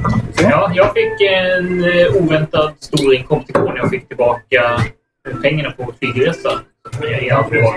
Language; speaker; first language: Swedish; native; Swedish